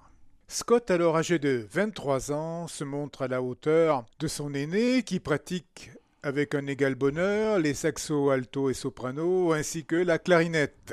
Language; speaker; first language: French; native; French